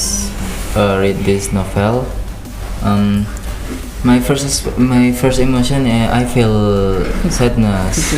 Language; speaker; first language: English; non-native, learner; Indonesian